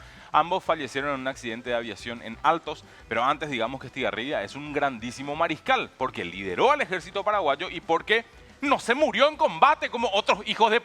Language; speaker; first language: Spanish; native; Spanish